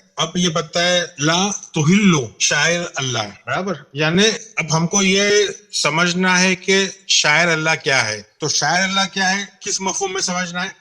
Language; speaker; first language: Urdu; non-native, local second language; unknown